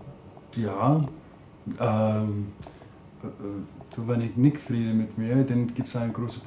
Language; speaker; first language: German; non-native, learner; English